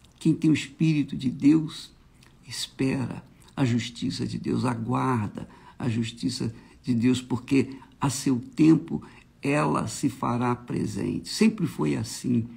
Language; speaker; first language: Portuguese; native; Portuguese